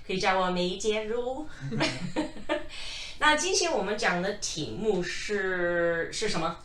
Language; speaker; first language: Chinese; non-native, fluent; English